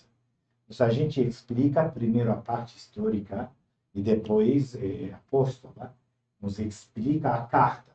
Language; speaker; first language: Portuguese; non-native, fluent; Turkish